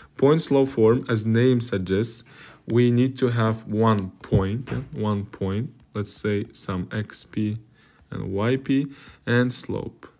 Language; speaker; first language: English; non-native, fluent; Kazakh